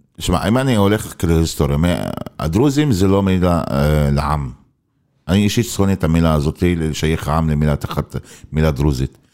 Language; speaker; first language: Hebrew; non-native, local second language; Arabic